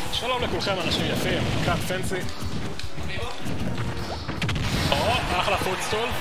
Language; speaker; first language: Hebrew; native; Hebrew